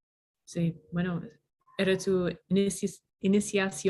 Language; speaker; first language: Spanish; non-native, learner; English